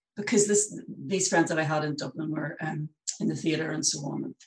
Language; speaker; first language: English; native; English